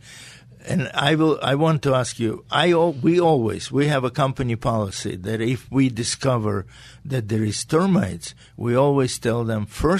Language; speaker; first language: English; non-native, fluent; Latvian